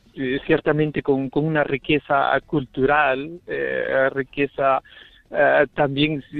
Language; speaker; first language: Spanish; native; Spanish